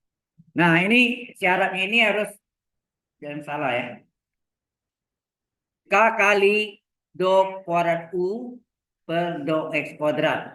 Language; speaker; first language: Indonesian; native; Indonesian